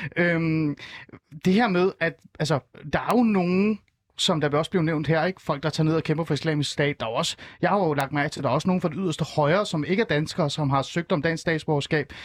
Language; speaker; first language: Danish; early bilingual, other home language; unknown